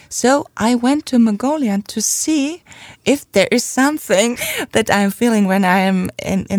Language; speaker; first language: English; non-native, fluent; German